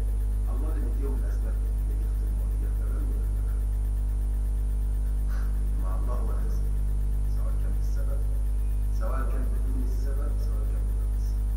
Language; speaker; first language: Arabic; native; Arabic